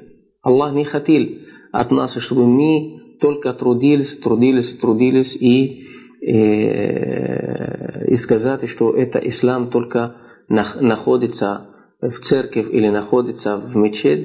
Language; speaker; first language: Russian; non-native, fluent; Arabic